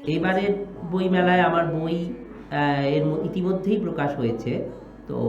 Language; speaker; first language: Bangla; native; Bangla